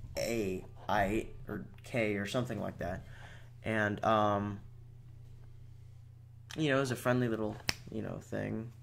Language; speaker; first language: English; native; English